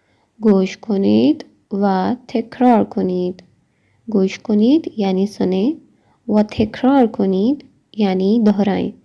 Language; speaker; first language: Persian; non-native, fluent; Urdu